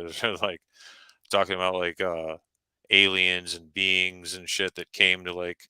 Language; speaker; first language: English; native; English